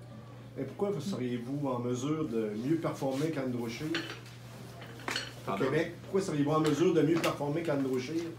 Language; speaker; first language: French; native; French